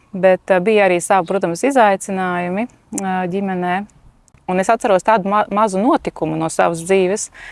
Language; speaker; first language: Latvian; native; Latvian